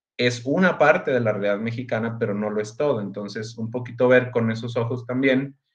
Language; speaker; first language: Spanish; native; Spanish